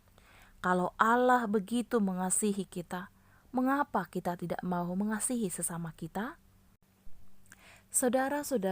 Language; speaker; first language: Malay; native; Malay